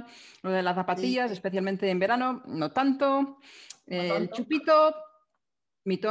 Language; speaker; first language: Spanish; non-native, fluent; English